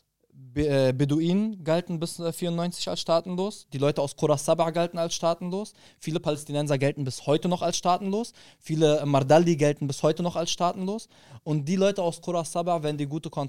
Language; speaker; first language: German; early bilingual, other home language; Arabic